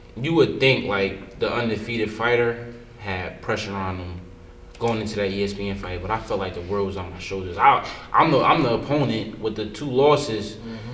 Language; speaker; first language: English; native; English